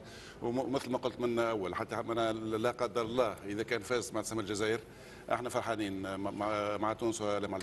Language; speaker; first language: Arabic; native; Arabic